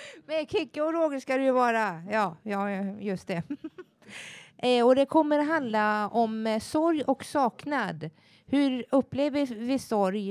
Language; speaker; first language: Swedish; native; Swedish